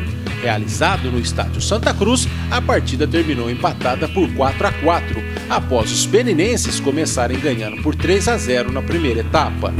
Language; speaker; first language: Portuguese; native; Portuguese